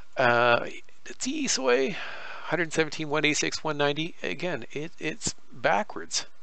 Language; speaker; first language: English; native; English